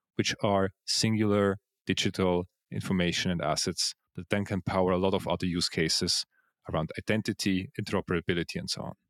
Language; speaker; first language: English; non-native, fluent; Swiss German